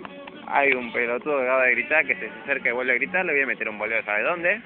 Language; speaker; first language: Spanish; native; Spanish